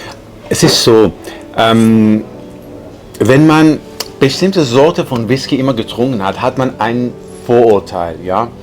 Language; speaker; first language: German; non-native, fluent; Persian